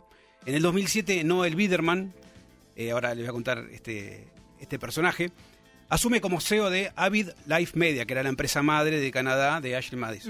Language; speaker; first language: Spanish; native; Spanish